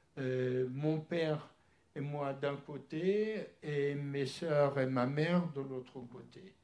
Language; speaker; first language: French; early bilingual, other home language; Yiddish